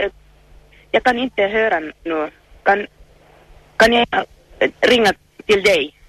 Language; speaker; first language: Swedish; non-native, learner; Finnish